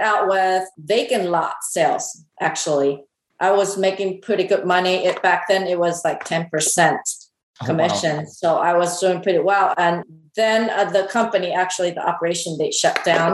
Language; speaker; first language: English; non-native, fluent; Chinese